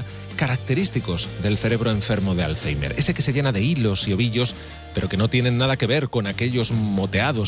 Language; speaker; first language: Spanish; native; Spanish